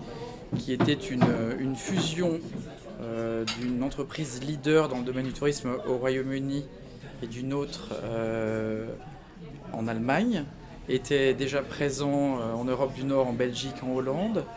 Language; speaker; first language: French; native; French